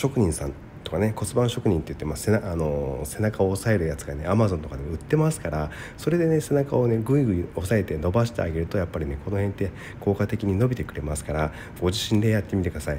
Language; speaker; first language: Japanese; native; Japanese